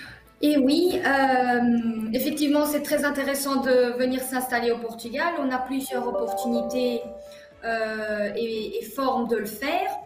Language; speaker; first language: French; non-native, fluent; Portuguese